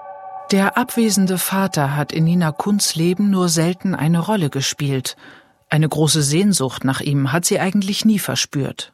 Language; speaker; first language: German; native; German